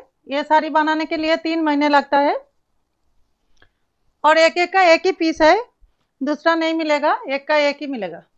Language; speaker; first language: Hindi; non-native, local second language; Bangla